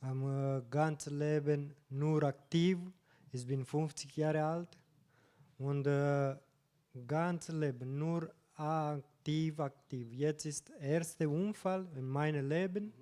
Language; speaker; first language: German; non-native, learner; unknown